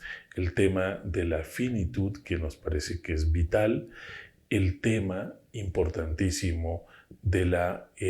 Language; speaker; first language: Spanish; native; Spanish